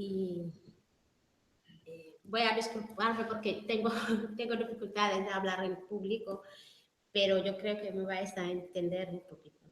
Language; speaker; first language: Spanish; non-native, fluent; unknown